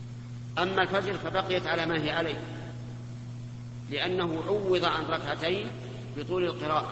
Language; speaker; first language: Arabic; native; Arabic